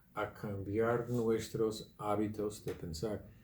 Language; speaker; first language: Spanish; non-native, fluent; English